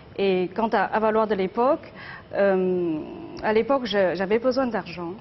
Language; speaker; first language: French; non-native, fluent; Chinese